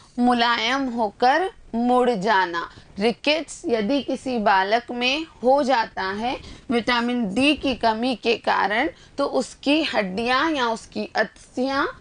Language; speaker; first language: Hindi; native; Hindi